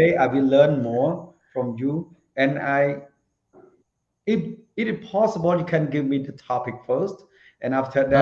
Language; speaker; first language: English; non-native, learner; Khmer